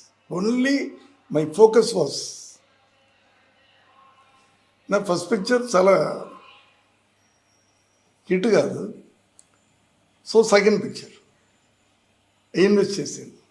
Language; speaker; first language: Telugu; non-native, learner; Tamil